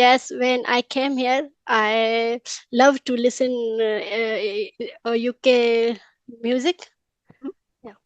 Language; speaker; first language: English; non-native, learner; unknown